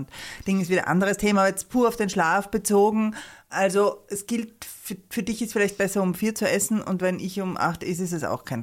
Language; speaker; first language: German; native; German